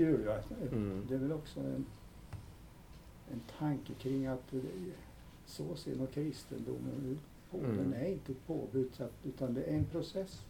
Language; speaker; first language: Swedish; native; Swedish